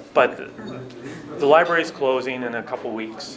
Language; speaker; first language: English; native; English